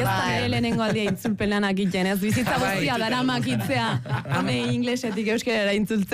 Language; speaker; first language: Basque; native; Basque